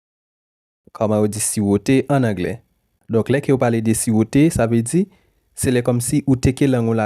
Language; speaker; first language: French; non-native, local second language; Haitian Creole